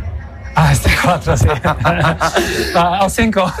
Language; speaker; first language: Spanish; non-native, fluent; Polish